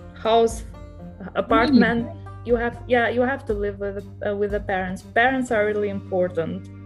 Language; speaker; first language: English; non-native, fluent; Albanian